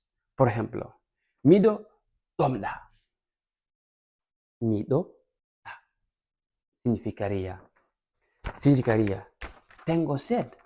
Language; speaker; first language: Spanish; non-native, fluent; Fula